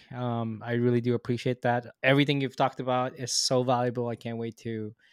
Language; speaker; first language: English; non-native, local second language; Filipino